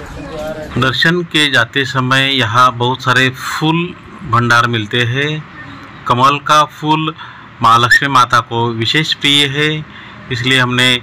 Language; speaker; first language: Hindi; non-native, local second language; Marathi